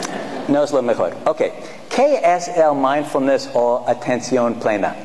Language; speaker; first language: Spanish; non-native, fluent; English